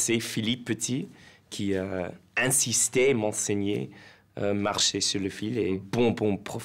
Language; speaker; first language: French; non-native, learner; English